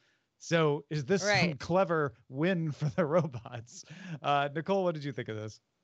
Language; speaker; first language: English; native; English